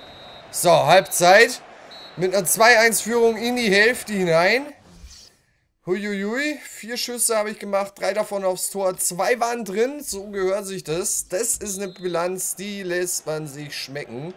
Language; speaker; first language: German; native; German